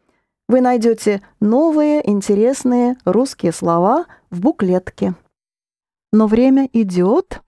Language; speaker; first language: Russian; non-native, fluent; English